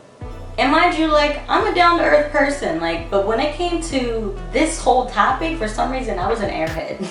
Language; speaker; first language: English; native; English